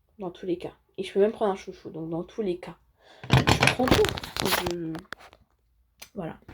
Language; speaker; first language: French; native; French